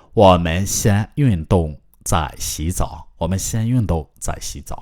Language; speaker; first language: Chinese; non-native, fluent; Burmese